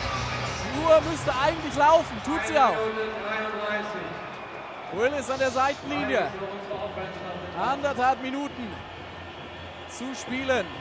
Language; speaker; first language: German; native; German